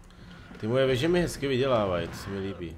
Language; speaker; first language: Czech; native; Czech